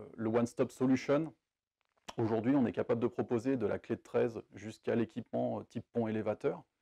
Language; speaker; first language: French; native; French